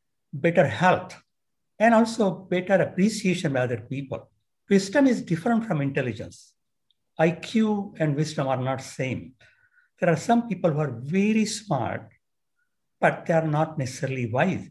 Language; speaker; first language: English; non-native, local second language; Marathi